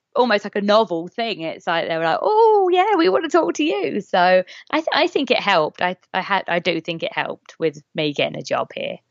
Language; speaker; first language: English; native; English